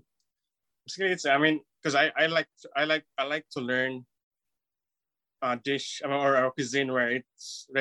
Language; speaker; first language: English; non-native, local second language; Cebuano